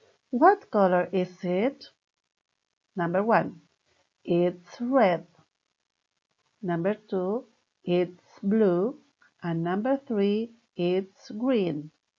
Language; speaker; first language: English; non-native, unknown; Spanish